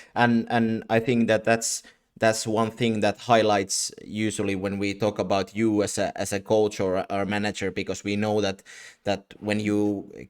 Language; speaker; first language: English; non-native, fluent; Finnish